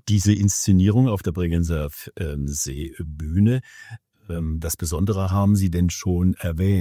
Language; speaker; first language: German; native; German